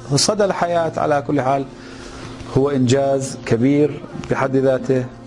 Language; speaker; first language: Arabic; non-native, fluent; Persian